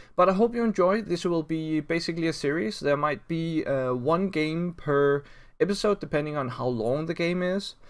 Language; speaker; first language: English; non-native, fluent; Danish